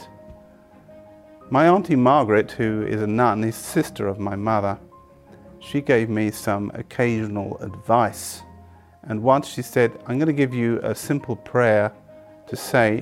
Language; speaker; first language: English; native; English